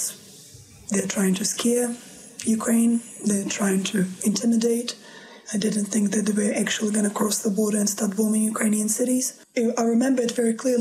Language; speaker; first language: English; non-native, fluent; Russian